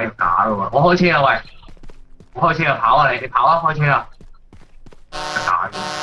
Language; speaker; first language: Chinese; native; Chinese